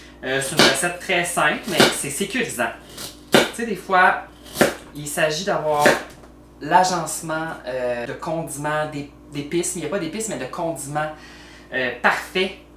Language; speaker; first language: French; native; French